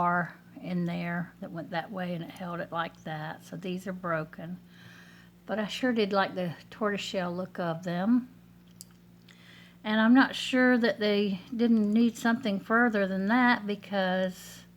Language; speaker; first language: English; native; English